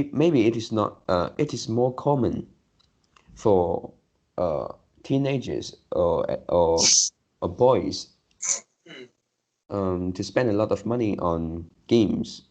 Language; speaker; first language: English; non-native, learner; Chinese